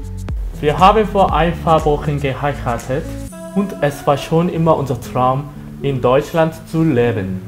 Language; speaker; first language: German; non-native, learner; Korean